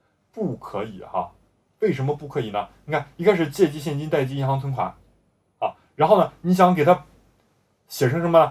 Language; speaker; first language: Chinese; native; Chinese